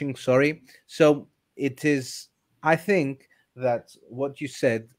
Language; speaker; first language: English; non-native, fluent; Greek